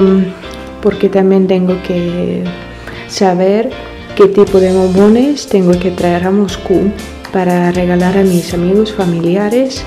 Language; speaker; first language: Spanish; non-native, fluent; Russian